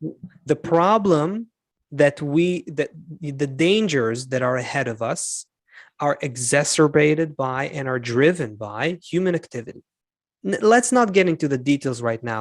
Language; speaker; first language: English; non-native, fluent; Hebrew